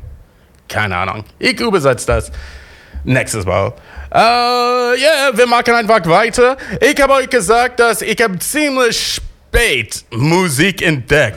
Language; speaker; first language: German; non-native, learner; English